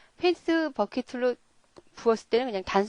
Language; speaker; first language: Korean; native; Korean